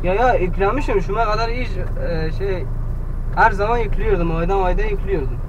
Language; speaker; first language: Turkish; non-native, learner; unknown